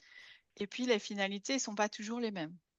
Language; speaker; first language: French; native; French